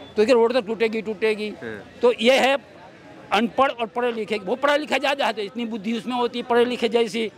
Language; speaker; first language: Hindi; non-native, local second language; Gujarati